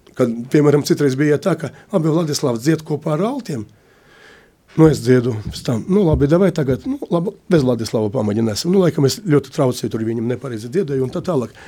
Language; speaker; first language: Latvian; non-native, local second language; Russian